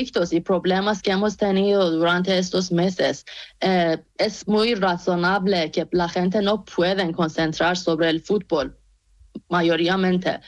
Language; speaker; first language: Spanish; non-native, fluent; Persian